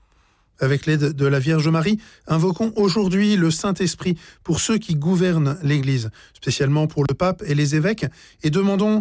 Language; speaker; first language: French; native; French